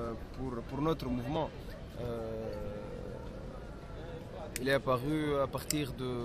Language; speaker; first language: French; non-native, local second language; Arabic